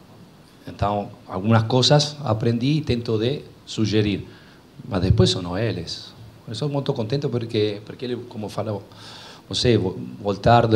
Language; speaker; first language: Portuguese; non-native, fluent; Spanish